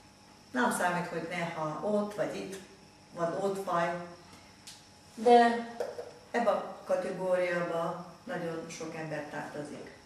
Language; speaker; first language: Hungarian; non-native, fluent; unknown